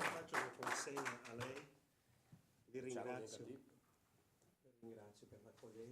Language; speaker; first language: Italian; non-native, fluent; Portuguese